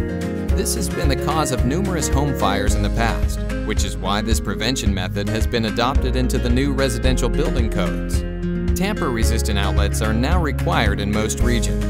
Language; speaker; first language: English; native; English